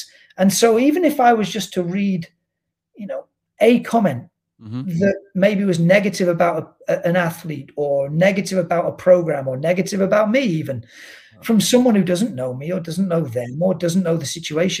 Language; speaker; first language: English; native; English